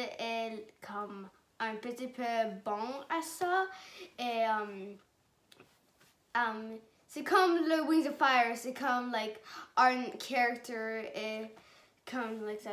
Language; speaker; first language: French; non-native, learner; English